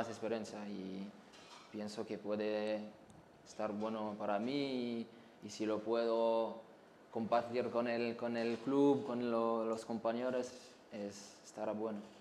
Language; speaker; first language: Spanish; non-native, learner; French